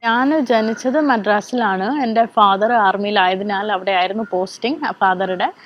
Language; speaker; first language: Malayalam; early bilingual, other home language; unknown